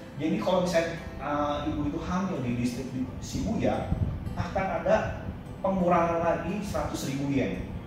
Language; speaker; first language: Indonesian; native; Indonesian